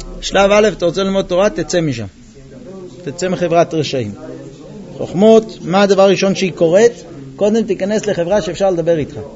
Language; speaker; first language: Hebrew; non-native, fluent; English